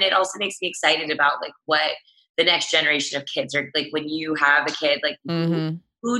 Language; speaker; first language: English; native; English